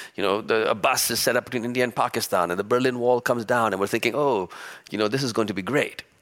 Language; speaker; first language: English; early bilingual, other home language; Urdu